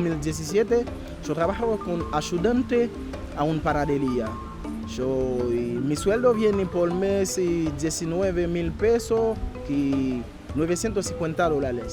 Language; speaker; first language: Spanish; non-native, learner; Haitian Creole